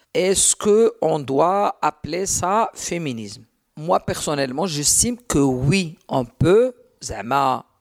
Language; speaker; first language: French; non-native, local second language; Arabic